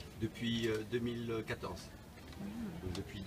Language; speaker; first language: French; native; French